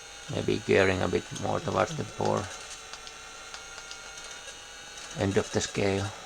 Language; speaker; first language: English; non-native, fluent; Finnish